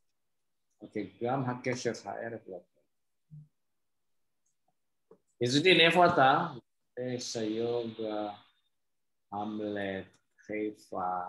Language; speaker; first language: Hebrew; non-native, fluent; Indonesian